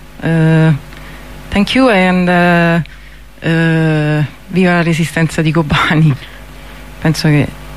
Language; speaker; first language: English; non-native, learner; Italian